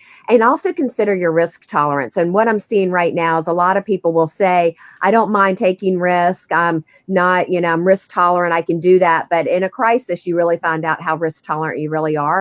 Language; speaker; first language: English; native; English